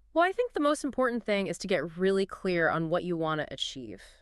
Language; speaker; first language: English; native; English